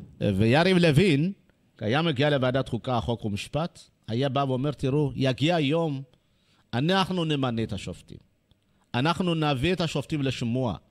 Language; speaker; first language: Hebrew; non-native, fluent; Amharic